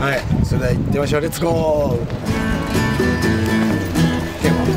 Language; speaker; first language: Japanese; native; Japanese